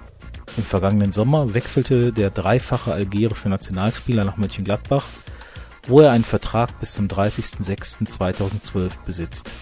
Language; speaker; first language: German; native; German